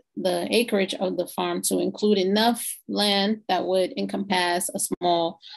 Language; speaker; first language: English; native; English